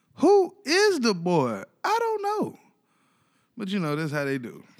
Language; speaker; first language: English; native; English